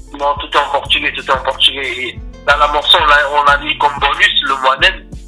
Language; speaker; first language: French; non-native, fluent; Portuguese